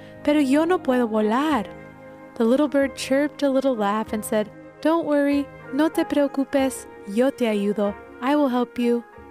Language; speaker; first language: English; native; English